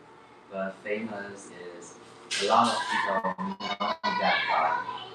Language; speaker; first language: English; non-native, learner; Chinese